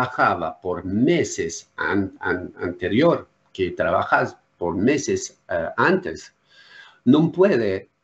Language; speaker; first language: Spanish; non-native, learner; French